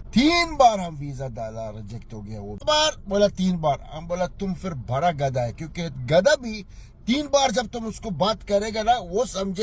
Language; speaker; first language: Hindi; non-native, learner; Arabic